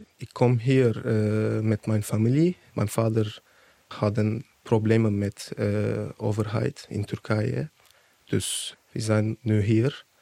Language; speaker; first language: Dutch; non-native, learner; Turkish